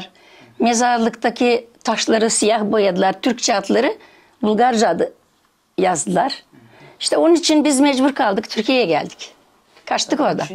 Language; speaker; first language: Turkish; early bilingual, heritage; Turkish